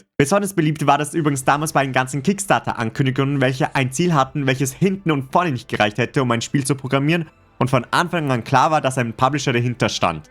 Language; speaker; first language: German; native; German